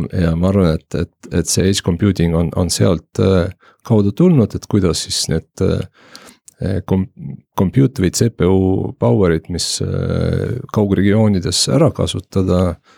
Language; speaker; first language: Estonian; non-native, local second language; Russian